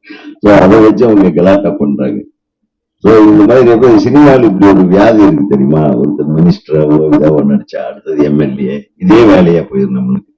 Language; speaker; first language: Tamil; native; Tamil